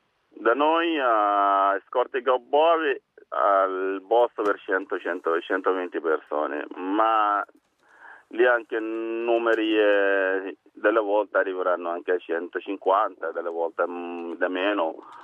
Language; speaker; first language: Italian; non-native, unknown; Arabic